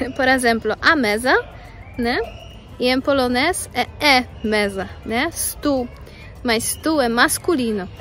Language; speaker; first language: Portuguese; non-native, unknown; Polish